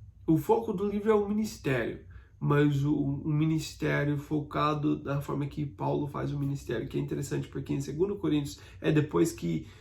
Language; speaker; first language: Portuguese; non-native, fluent; English